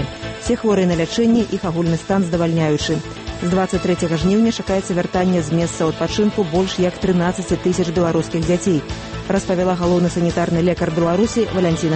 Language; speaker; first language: Belarusian; native; Belarusian